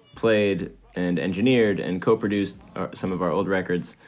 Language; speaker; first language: English; early bilingual, other home language; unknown